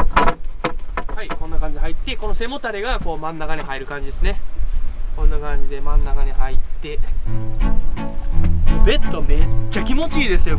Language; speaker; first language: Japanese; native; Japanese